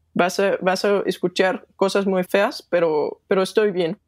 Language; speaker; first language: Spanish; non-native, fluent; Danish